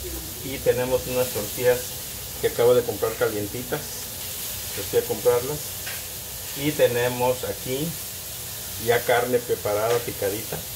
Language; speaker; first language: Spanish; native; Spanish